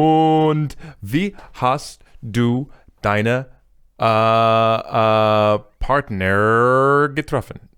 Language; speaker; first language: German; non-native, learner; English